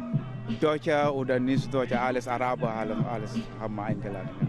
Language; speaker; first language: German; non-native, learner; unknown